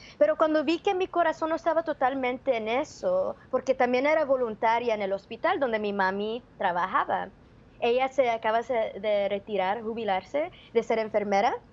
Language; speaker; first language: Spanish; early bilingual, heritage; Spanish